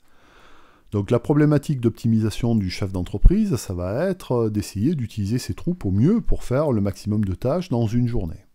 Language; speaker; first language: French; native; French